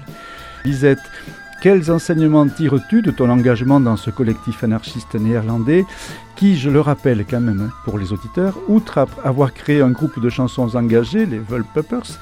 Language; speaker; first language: French; native; French